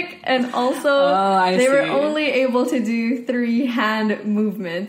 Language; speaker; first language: English; non-native, local second language; Filipino